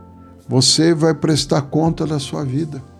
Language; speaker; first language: Portuguese; native; Portuguese